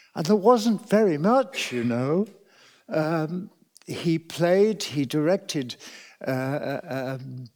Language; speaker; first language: English; native; English